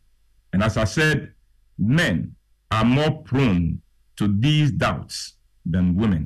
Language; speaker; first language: English; non-native, local second language; Akan